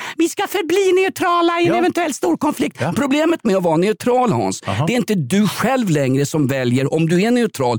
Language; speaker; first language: Swedish; native; Swedish